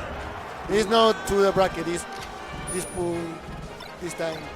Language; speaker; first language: English; non-native, learner; Spanish